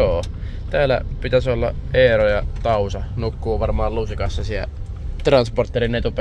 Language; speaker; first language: Finnish; native; Finnish